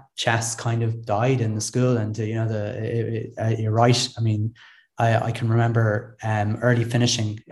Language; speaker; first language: English; native; English